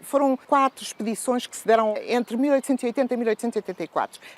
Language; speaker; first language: Portuguese; native; Portuguese